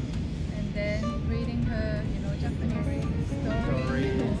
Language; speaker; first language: English; non-native, local second language; Japanese